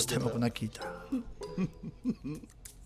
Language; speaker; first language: Filipino; non-native, learner; Japanese